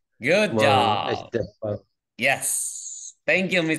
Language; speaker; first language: English; non-native, fluent; Indonesian